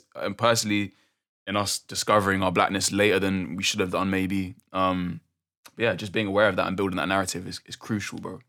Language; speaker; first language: English; native; English